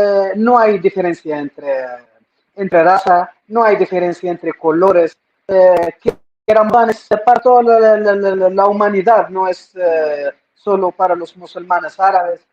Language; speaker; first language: Spanish; non-native, fluent; Arabic